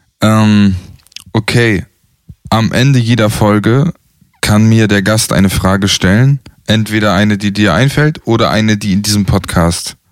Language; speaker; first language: German; native; German